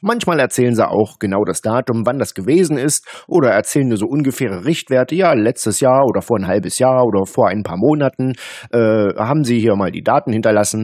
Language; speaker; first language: German; native; German